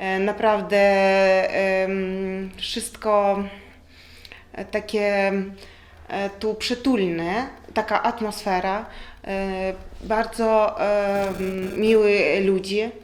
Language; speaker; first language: Polish; non-native, learner; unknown